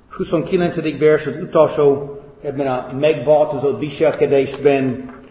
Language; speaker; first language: Hungarian; non-native, fluent; English